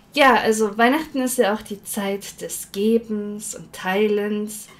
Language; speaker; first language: German; native; German